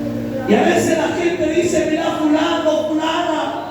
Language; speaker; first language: Spanish; native; Spanish